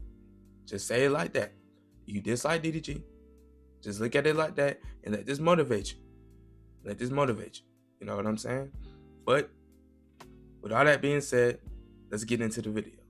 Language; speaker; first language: English; native; English